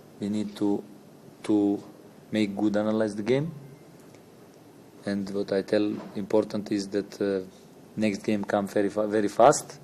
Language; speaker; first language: English; non-native, learner; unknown